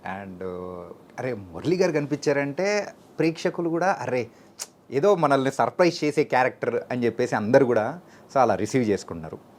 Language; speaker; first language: Telugu; native; Telugu